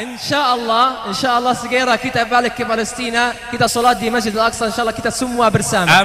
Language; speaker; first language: Indonesian; non-native, learner; Arabic